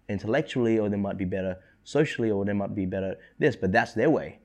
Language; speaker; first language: English; early bilingual, other home language; Indonesian